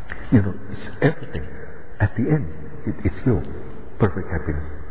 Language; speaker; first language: English; non-native, fluent; Indonesian